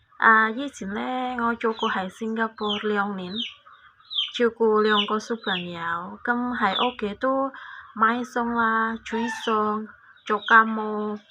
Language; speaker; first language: Cantonese; non-native, fluent; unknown